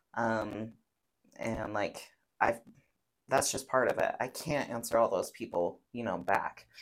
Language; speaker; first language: English; native; English